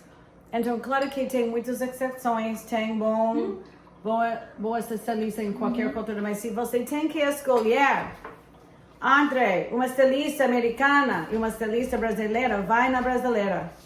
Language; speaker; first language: Portuguese; non-native, fluent; English